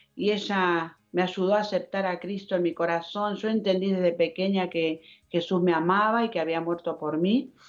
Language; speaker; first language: Spanish; native; Spanish